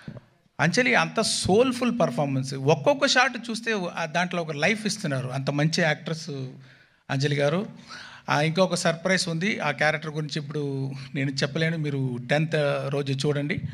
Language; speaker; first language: Telugu; non-native, local second language; Tamil